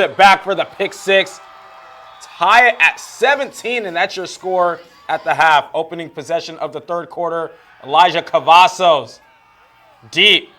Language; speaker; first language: English; native; English